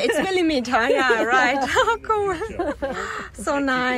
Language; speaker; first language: English; non-native, learner; German